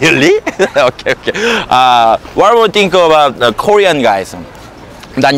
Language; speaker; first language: English; non-native, learner; Korean